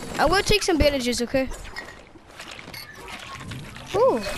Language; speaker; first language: English; native; English